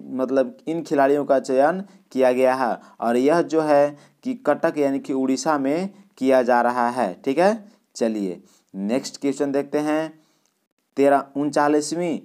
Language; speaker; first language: Hindi; native; Hindi